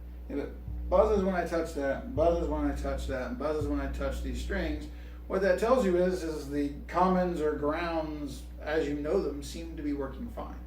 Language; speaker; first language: English; native; English